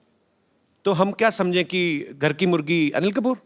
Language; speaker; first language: Hindi; native; Hindi